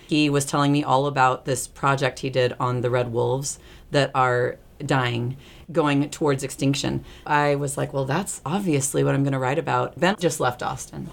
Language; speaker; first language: English; early bilingual, other home language; Spanish